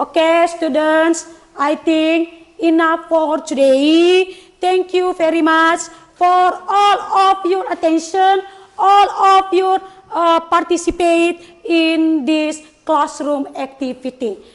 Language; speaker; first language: English; non-native, learner; Indonesian